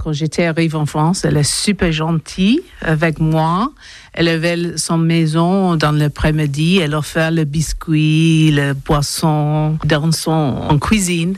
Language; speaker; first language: French; non-native, learner; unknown